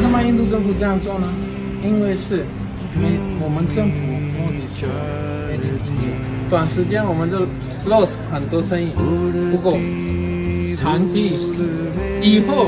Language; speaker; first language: Chinese; non-native, learner; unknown